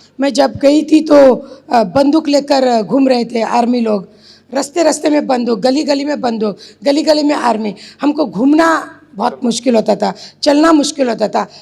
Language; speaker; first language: Hindi; non-native, local second language; Marathi